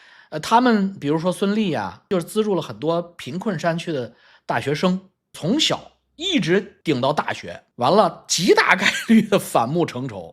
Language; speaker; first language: Chinese; native; Chinese